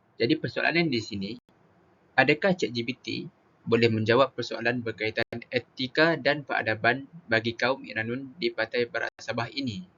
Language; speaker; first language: Malay; native; Malay